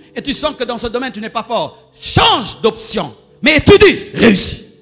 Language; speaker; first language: French; non-native, local second language; Lingala